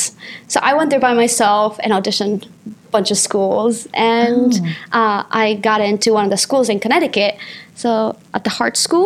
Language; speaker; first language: English; non-native, fluent; Japanese